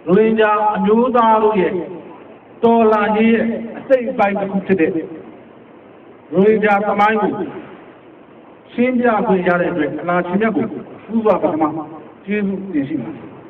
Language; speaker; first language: Burmese; non-native, local second language; Rohingya